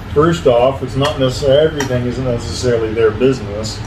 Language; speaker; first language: English; native; English